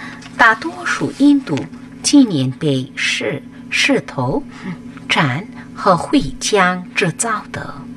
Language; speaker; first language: Chinese; non-native, fluent; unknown